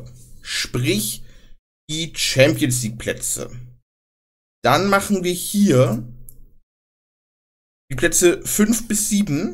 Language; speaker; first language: German; native; German